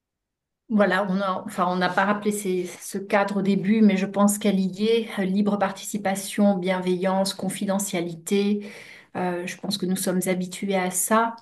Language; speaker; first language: French; native; French